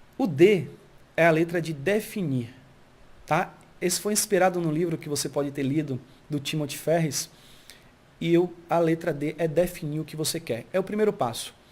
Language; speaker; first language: Portuguese; early bilingual, heritage; Portuguese